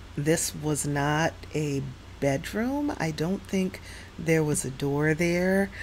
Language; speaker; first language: English; native; English